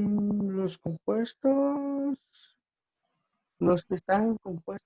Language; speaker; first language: Spanish; non-native, learner; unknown